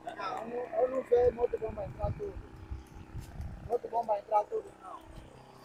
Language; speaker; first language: Portuguese; non-native, learner; Vietnamese